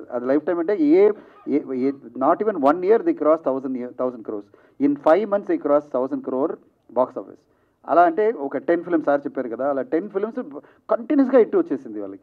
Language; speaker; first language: Telugu; non-native, fluent; Tamil